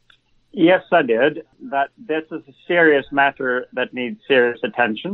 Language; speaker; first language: English; non-native, fluent; Swedish